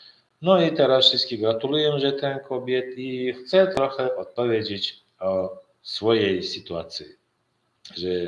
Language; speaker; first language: Polish; non-native, learner; Turkmen